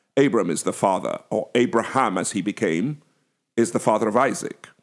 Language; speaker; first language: English; native; English